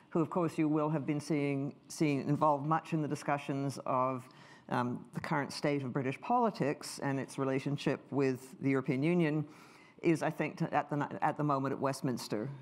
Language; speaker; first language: English; native; English